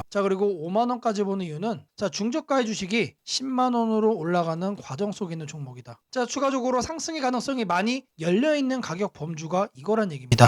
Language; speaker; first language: Korean; native; Korean